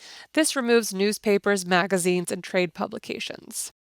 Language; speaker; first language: English; native; English